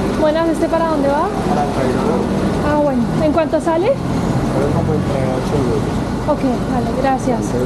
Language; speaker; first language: Spanish; non-native, learner; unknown